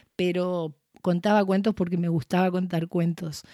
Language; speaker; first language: Spanish; native; Spanish